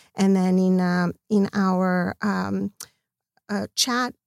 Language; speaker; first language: English; non-native, fluent; Serbian